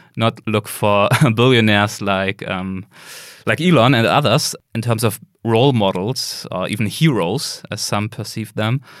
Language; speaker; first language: English; non-native, fluent; German